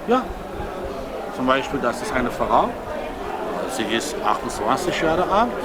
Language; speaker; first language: German; non-native, learner; Persian